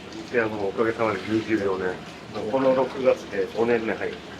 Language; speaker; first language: Japanese; native; Japanese